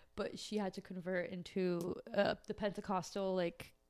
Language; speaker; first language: English; early bilingual, other home language; Portuguese